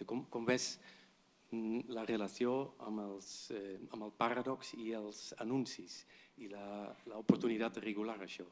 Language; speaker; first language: Catalan; non-native, fluent; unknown